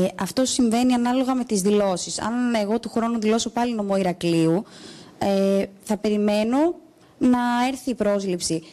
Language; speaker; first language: Greek; native; Greek